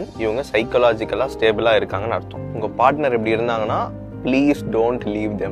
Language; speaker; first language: Tamil; native; Tamil